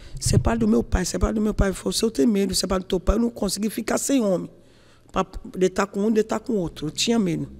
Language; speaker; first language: Portuguese; non-native, learner; Yoruba